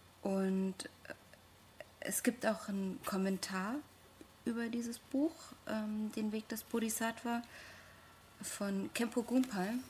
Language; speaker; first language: German; non-native, fluent; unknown